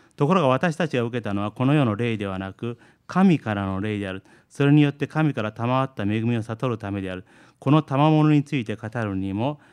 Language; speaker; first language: Japanese; early bilingual, heritage; Japanese